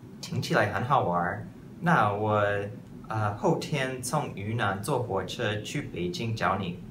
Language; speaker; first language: Chinese; non-native, learner; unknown